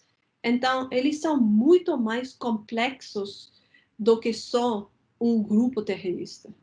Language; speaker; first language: Portuguese; non-native, fluent; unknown